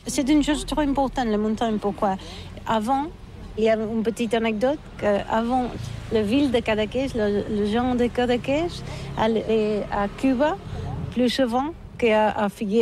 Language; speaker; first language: French; non-native, learner; Catalan